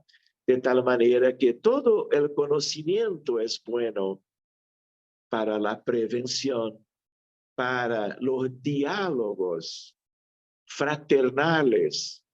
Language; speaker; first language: Spanish; non-native, fluent; Portuguese